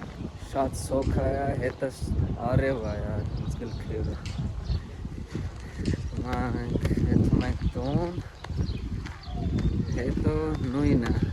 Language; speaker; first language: Armenian; non-native, learner; Hindi